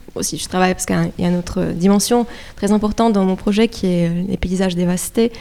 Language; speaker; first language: French; non-native, local second language; Arabic